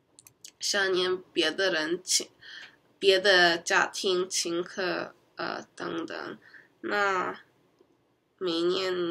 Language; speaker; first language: Chinese; non-native, learner; Korean